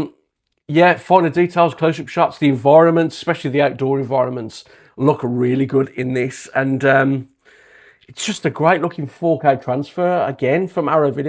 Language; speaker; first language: English; native; English